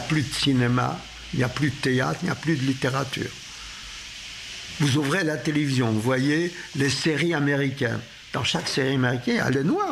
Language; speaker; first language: French; non-native, fluent; Polish